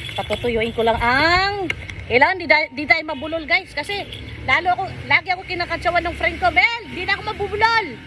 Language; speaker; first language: Filipino; native; Filipino